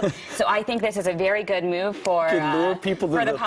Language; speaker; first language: English; native; English